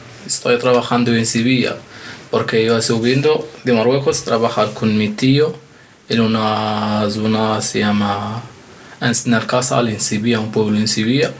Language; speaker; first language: Spanish; non-native, learner; Arabic